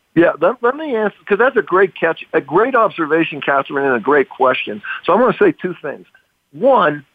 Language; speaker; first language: English; native; English